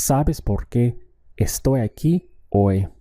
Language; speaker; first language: Spanish; non-native, fluent; English